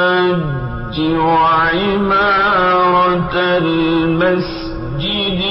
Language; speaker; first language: Arabic; native; Arabic